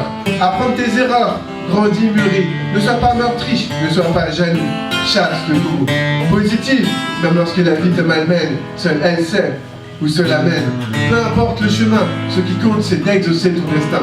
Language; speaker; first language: French; native; French